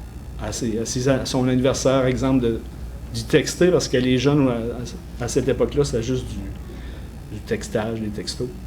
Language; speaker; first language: French; native; French